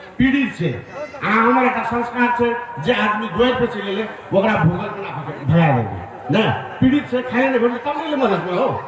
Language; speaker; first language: Maithili; non-native, local second language; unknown